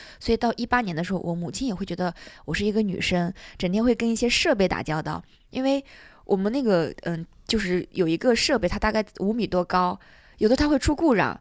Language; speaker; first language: Chinese; native; Chinese